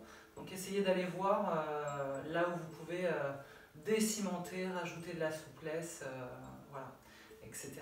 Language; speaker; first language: French; native; French